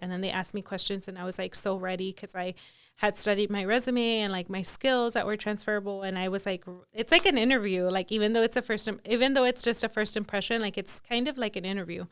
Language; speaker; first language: English; early bilingual, other home language; Spanish